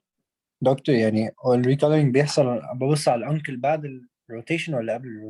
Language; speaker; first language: Arabic; native; Arabic